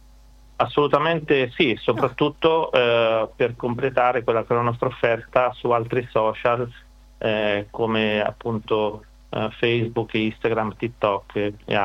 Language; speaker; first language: Italian; native; Italian